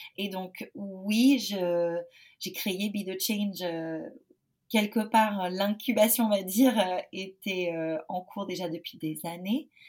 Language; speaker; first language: French; non-native, fluent; English